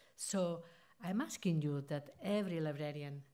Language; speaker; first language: English; non-native, fluent; Spanish